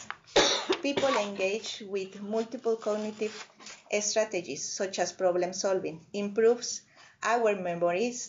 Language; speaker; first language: English; non-native, fluent; Spanish